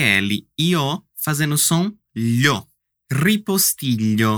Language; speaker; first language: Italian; non-native, fluent; Portuguese